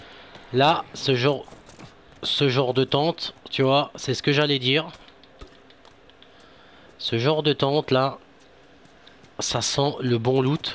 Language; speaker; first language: French; native; French